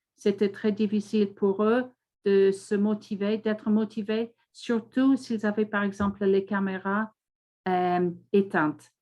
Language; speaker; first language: French; non-native, fluent; English